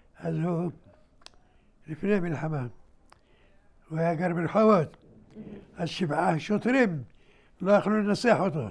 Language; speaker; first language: Hebrew; early bilingual, other home language; Arabic